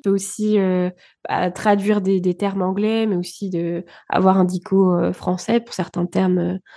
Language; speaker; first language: French; early bilingual, other home language; Bulgarian